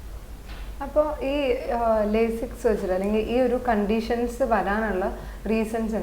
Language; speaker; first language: Malayalam; native; Malayalam